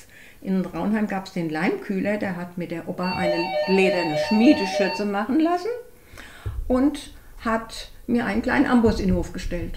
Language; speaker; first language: German; native; German